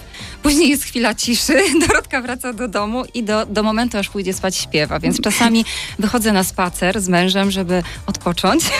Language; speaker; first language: Polish; native; Polish